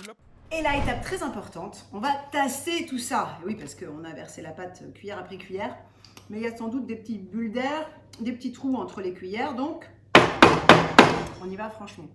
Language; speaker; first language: French; native; French